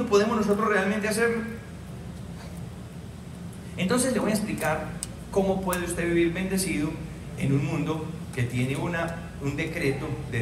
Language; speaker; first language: Spanish; native; Spanish